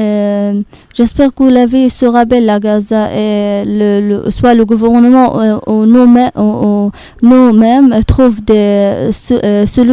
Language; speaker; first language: French; non-native, learner; Arabic